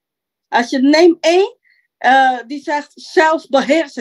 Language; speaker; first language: Dutch; non-native, local second language; Papiamento